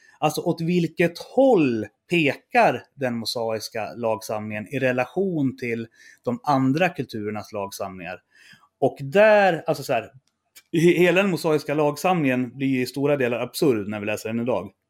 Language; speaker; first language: Swedish; native; Swedish